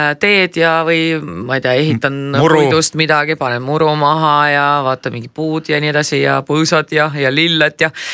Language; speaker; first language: Estonian; non-native, local second language; Russian